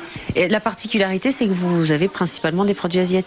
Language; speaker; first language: French; native; French